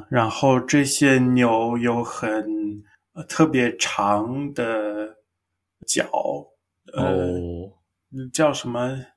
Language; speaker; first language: Chinese; non-native, learner; English